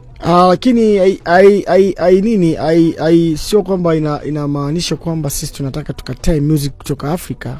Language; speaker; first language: Swahili; native; Swahili